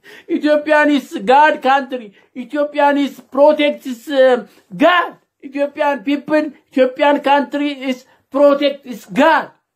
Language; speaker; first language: English; non-native, learner; Amharic